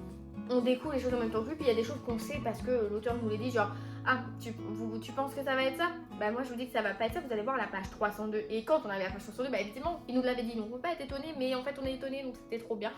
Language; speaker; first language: French; native; French